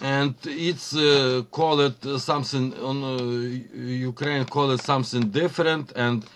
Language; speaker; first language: English; non-native, learner; Ukrainian